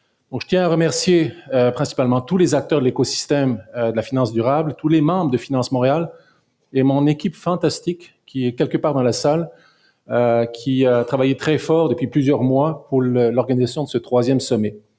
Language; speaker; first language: French; native; French